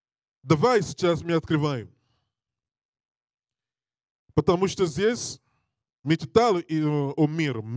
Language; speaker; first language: Russian; non-native, learner; English